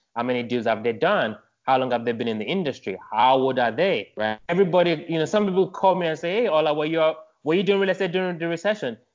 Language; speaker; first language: English; non-native, local second language; Yoruba